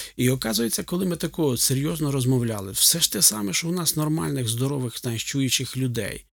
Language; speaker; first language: Ukrainian; native; Ukrainian